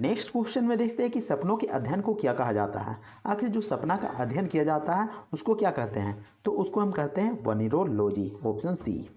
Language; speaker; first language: Hindi; native; Hindi